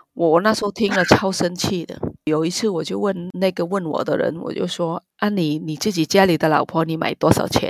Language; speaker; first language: Chinese; non-native, fluent; Vietnamese